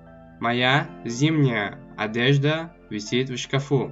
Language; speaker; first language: Russian; non-native, local second language; Tajik